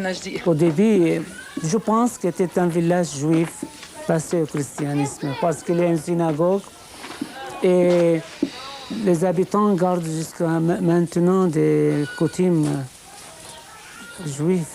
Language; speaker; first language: French; non-native, fluent; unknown